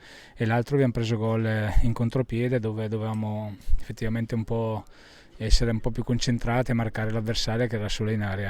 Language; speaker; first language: Italian; native; Italian